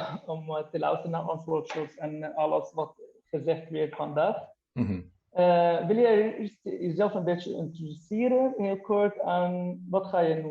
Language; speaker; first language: Dutch; non-native, fluent; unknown